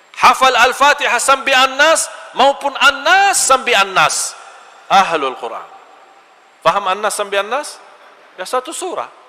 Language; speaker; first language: Malay; non-native, fluent; Arabic